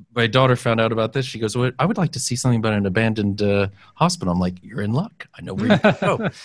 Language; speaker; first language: English; native; English